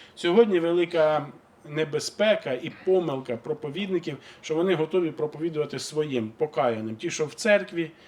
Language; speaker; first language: Ukrainian; native; Ukrainian